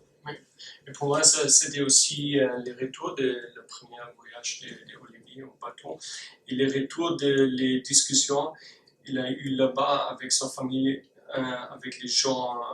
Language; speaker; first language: French; non-native, learner; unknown